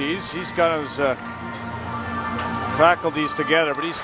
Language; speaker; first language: English; native; English